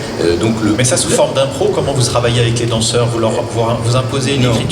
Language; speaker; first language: French; native; French